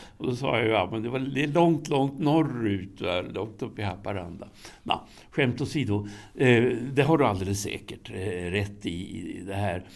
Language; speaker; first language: Swedish; native; Swedish